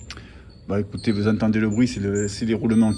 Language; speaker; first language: French; native; French